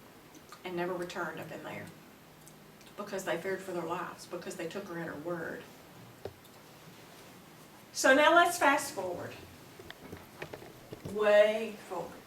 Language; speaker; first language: English; native; English